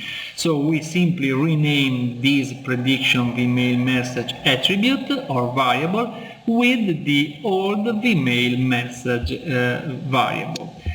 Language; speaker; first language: English; non-native, fluent; Italian